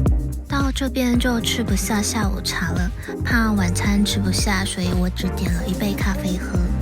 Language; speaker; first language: Chinese; native; Chinese